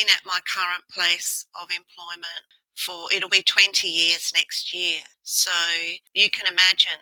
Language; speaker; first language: English; native; English